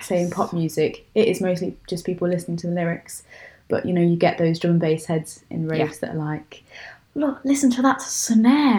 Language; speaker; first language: English; native; English